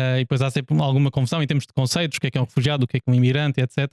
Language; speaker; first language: Portuguese; native; Portuguese